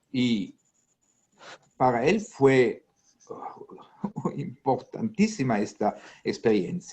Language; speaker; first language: Portuguese; non-native, learner; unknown